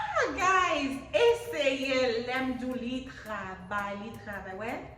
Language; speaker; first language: French; non-native, learner; Haitian Creole